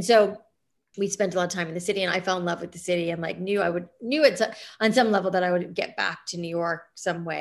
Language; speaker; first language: English; native; English